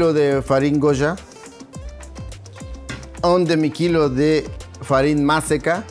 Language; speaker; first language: French; non-native, learner; Spanish